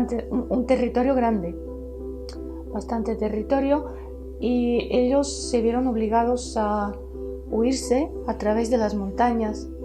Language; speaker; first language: Spanish; early bilingual, heritage; Spanish